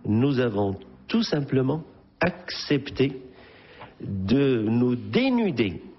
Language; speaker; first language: French; non-native, local second language; Arabic